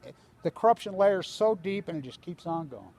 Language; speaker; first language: English; native; English